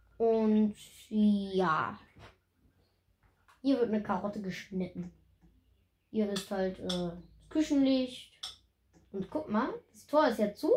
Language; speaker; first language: German; native; German